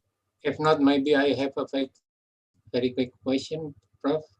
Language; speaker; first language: English; non-native, fluent; Indonesian